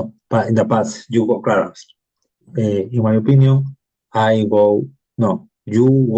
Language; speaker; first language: English; non-native, learner; Spanish